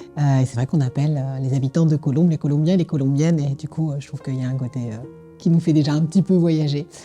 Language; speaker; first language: French; native; French